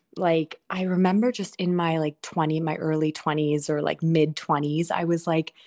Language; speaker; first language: English; native; English